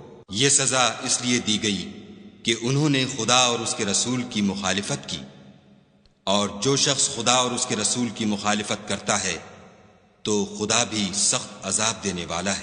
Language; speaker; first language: Urdu; native; Urdu